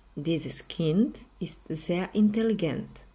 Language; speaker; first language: German; non-native, fluent; Serbian